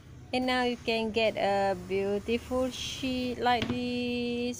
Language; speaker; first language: English; non-native, local second language; Malay